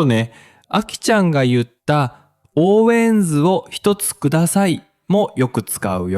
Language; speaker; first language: Japanese; native; Japanese